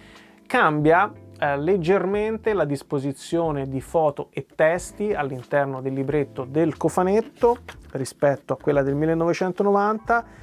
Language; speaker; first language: Italian; native; Italian